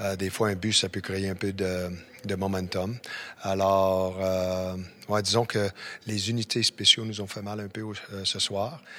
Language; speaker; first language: French; native; French